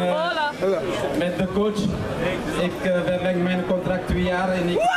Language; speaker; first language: Dutch; non-native, learner; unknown